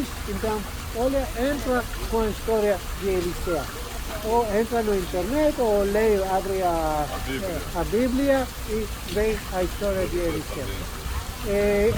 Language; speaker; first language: Portuguese; non-native, learner; Hebrew